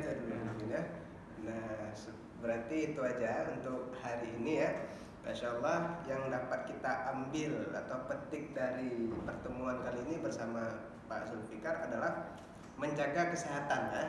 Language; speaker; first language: Indonesian; native; Indonesian